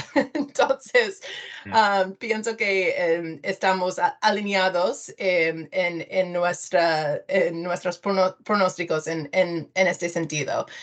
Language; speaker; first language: Spanish; non-native, fluent; English